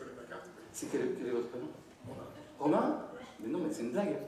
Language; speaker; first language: French; native; French